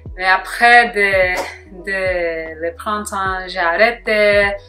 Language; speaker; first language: French; non-native, learner; English